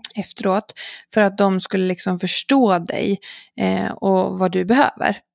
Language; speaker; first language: Swedish; native; Swedish